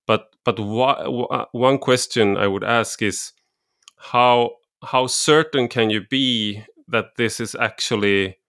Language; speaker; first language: English; non-native, fluent; Swedish